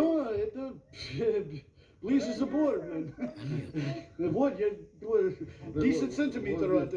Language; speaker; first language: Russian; non-native, learner; English